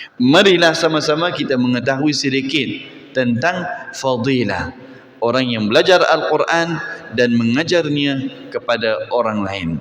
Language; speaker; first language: Malay; non-native, fluent; Arabic